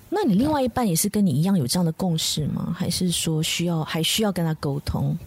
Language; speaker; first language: Chinese; native; Chinese